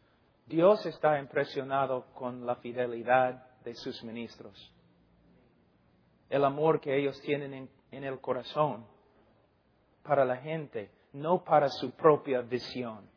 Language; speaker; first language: Spanish; non-native, fluent; English